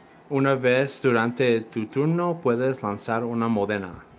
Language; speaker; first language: Spanish; non-native, learner; English